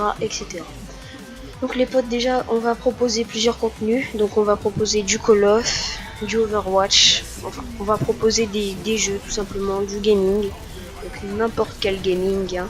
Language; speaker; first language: French; native; French